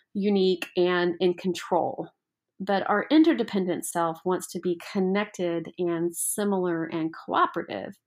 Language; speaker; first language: English; native; English